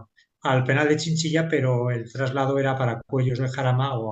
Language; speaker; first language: Spanish; native; Spanish